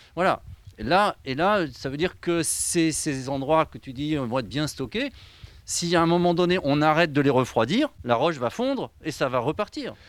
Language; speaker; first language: French; native; French